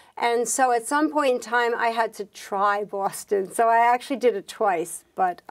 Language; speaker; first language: English; native; English